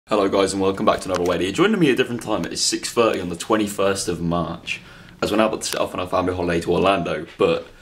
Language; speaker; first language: English; native; English